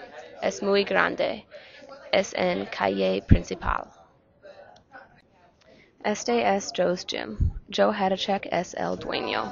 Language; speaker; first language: Spanish; non-native, learner; English